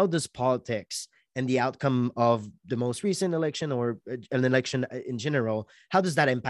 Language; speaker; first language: English; non-native, fluent; French